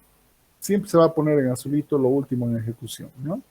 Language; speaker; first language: Spanish; native; Spanish